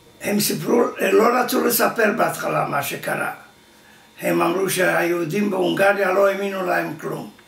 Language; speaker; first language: Hebrew; non-native, fluent; Yiddish